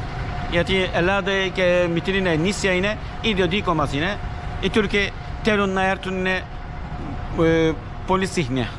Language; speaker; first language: Greek; non-native, learner; Turkish